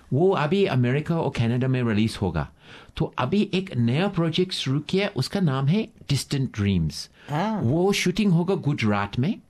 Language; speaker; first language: Hindi; non-native, fluent; English